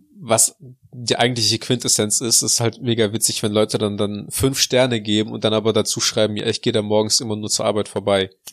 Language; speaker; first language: German; early bilingual, other home language; Russian